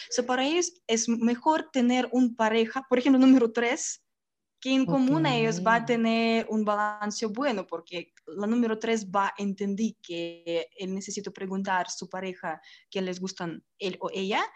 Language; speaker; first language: Spanish; non-native, learner; Russian